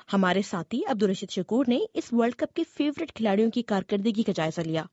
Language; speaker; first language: Urdu; native; Urdu